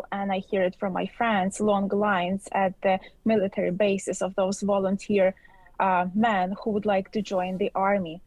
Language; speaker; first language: English; non-native, fluent; Ukrainian